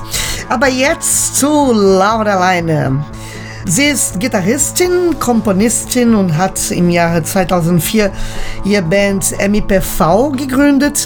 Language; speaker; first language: German; native; German